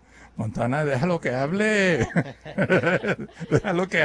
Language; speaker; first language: Spanish; early bilingual, other home language; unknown